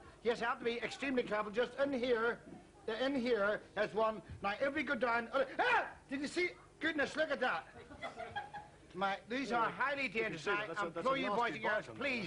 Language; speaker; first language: English; native; English